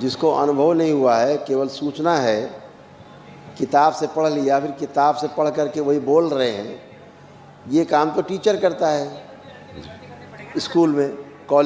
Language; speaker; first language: Hindi; native; Hindi